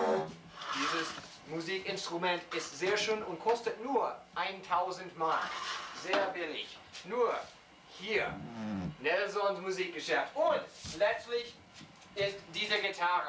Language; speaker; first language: German; non-native, learner; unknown